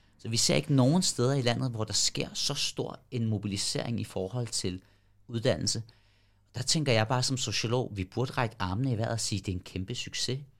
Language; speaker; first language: Danish; early bilingual, other home language; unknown